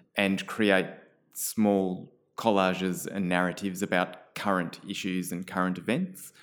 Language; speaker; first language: English; native; English